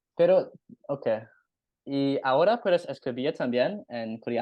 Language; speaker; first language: Spanish; non-native, learner; English